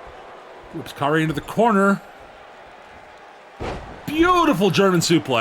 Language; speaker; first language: English; native; English